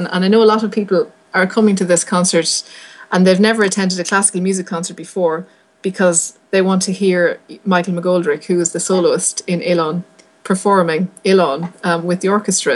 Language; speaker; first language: English; native; English